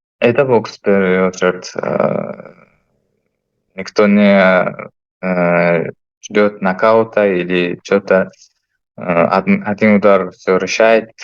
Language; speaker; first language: Russian; non-native, fluent; Uzbek